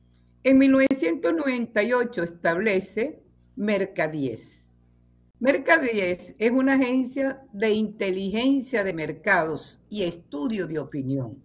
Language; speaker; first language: Spanish; native; Spanish